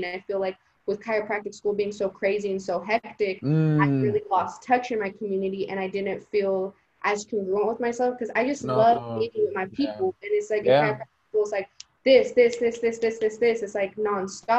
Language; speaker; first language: English; early bilingual, other home language; Spanish